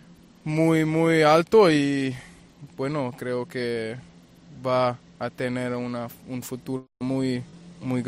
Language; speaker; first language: Spanish; non-native, fluent; German